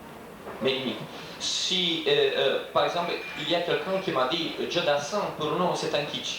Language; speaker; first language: French; non-native, fluent; Romanian